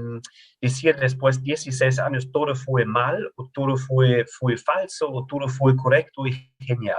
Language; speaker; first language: Spanish; non-native, fluent; German